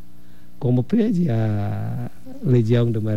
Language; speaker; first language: Portuguese; non-native, fluent; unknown